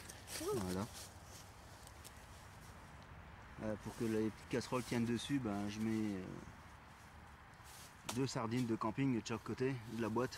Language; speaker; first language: French; native; French